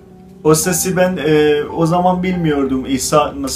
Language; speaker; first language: Turkish; non-native, learner; Azerbaijani